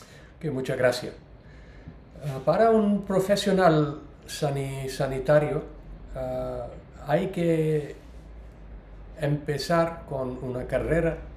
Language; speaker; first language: Spanish; non-native, learner; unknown